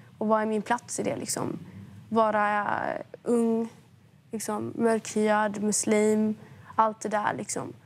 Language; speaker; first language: Swedish; early bilingual, other home language; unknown